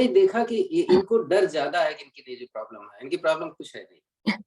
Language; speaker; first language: Hindi; native; Hindi